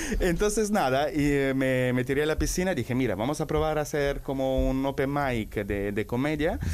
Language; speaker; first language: Spanish; non-native, fluent; Italian